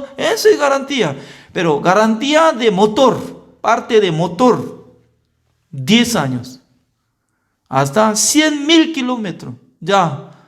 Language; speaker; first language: Spanish; non-native, learner; Korean